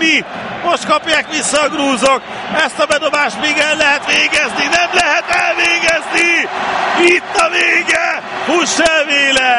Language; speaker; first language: Hungarian; native; Hungarian